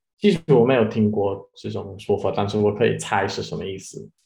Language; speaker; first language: Chinese; non-native, learner; English